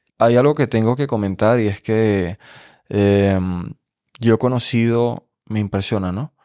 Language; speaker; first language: Spanish; native; Spanish